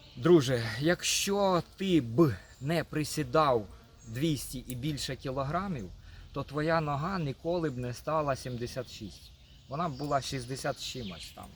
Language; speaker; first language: Ukrainian; non-native, local second language; Russian